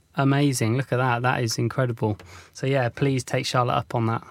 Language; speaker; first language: English; native; English